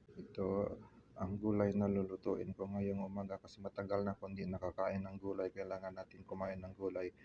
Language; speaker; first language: Filipino; non-native, local second language; Hiligaynon